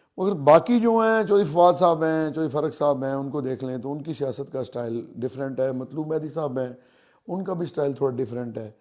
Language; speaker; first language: Urdu; non-native, local second language; Punjabi